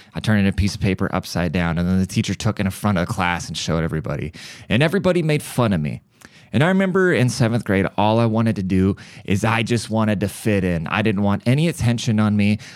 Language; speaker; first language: English; early bilingual, other home language; German